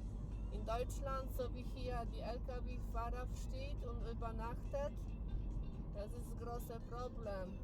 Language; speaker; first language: German; non-native, learner; Polish